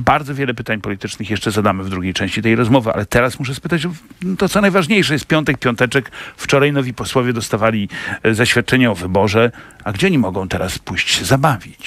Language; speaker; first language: Polish; native; Polish